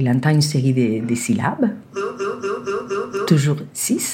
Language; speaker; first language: French; non-native, fluent; Spanish